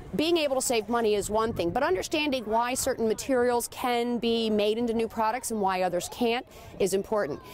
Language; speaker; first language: English; native; English